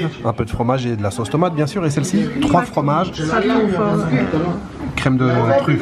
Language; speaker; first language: French; native; French